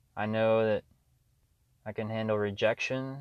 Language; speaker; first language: English; native; English